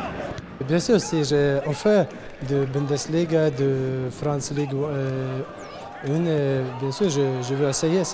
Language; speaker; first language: French; non-native, learner; Latvian